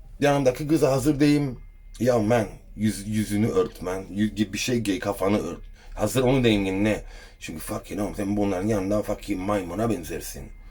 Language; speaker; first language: Turkish; early bilingual, heritage; Turkish